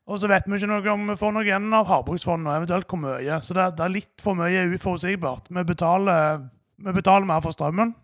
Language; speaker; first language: Norwegian; native; Norwegian